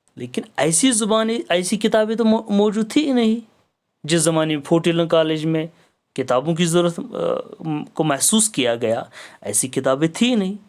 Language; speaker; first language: Urdu; native; Urdu